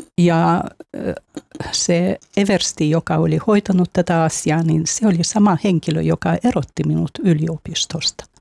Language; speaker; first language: Finnish; non-native, fluent; Russian